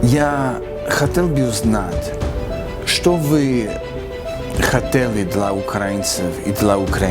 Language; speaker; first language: Russian; non-native, learner; English